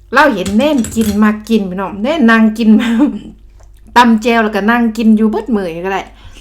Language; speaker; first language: Thai; native; Thai